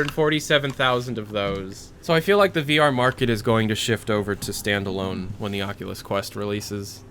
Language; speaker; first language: English; native; English